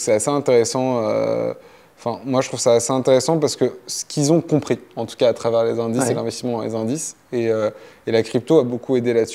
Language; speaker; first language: French; native; French